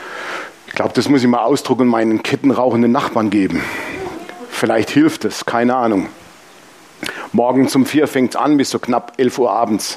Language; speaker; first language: German; native; German